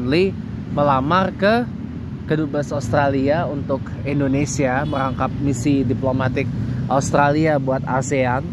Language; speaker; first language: Indonesian; native; Indonesian